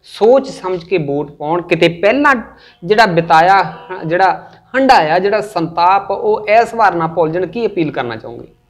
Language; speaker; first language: Punjabi; native; Punjabi